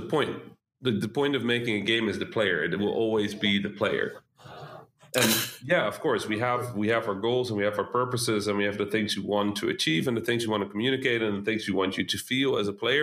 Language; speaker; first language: English; non-native, fluent; Dutch